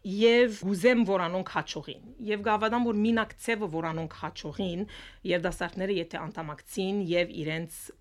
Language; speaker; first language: Armenian; early bilingual, heritage; Armenian